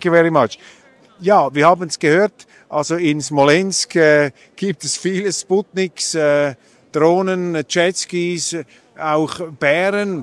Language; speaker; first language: German; native; German